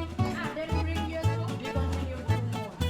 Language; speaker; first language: English; non-native, fluent; Thai